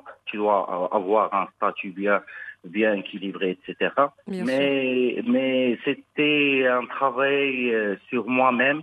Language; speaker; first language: French; non-native, local second language; Arabic